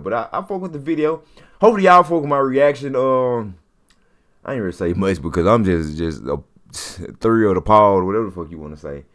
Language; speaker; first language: English; native; English